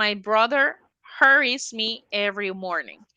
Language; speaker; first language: English; non-native, fluent; Spanish